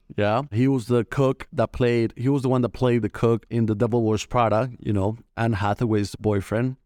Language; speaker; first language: English; non-native, fluent; Spanish